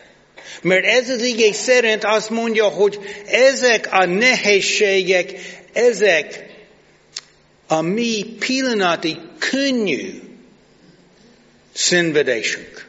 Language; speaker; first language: Hungarian; non-native, fluent; English